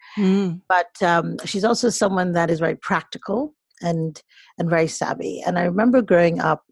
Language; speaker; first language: English; native; English